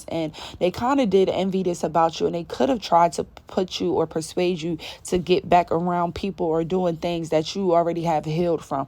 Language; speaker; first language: English; native; English